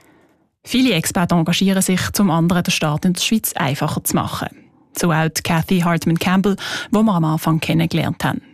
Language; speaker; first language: German; native; German